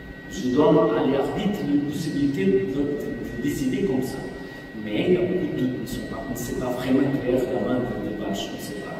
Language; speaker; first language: French; non-native, fluent; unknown